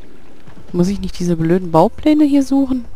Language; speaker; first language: German; native; German